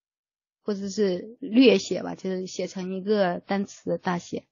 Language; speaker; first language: Chinese; native; Chinese